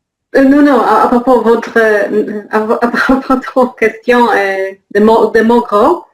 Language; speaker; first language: French; non-native, learner; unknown